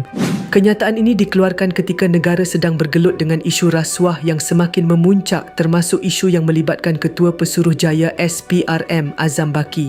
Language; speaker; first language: Malay; native; Malay